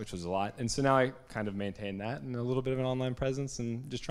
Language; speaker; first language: English; native; English